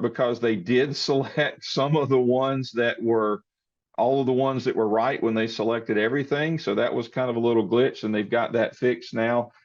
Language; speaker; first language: English; native; English